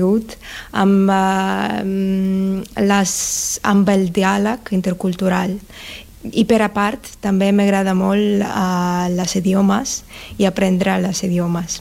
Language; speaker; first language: Catalan; non-native, learner; Russian